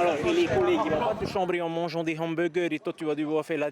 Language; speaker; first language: French; native; French